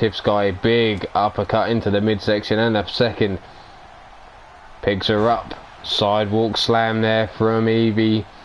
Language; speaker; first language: English; native; English